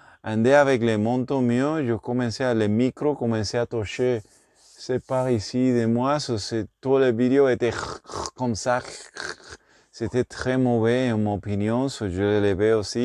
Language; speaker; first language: French; non-native, learner; Spanish